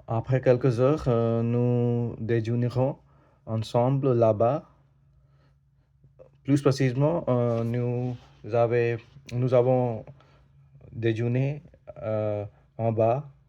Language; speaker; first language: French; non-native, learner; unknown